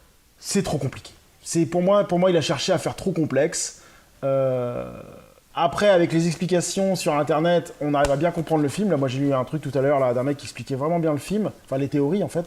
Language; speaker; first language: French; native; French